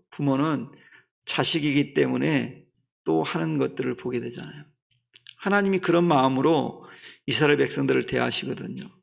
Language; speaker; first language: Korean; native; Korean